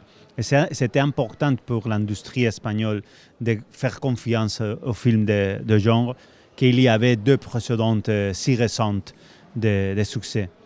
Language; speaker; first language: French; non-native, fluent; Spanish